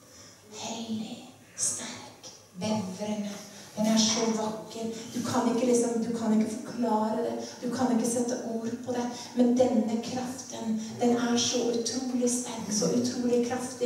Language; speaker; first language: Norwegian; native; Norwegian